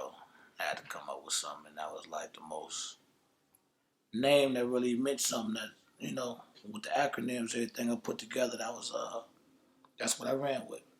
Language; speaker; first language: English; native; English